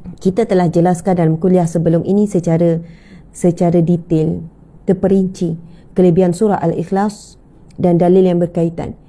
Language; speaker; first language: Malay; native; Malay